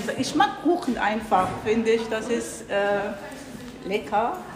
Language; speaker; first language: German; non-native, learner; Arabic